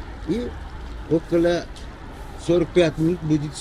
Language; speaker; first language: Russian; non-native, learner; Uzbek